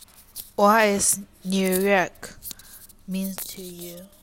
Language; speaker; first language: English; non-native, learner; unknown